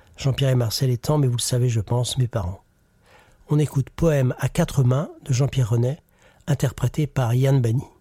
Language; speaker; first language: French; native; French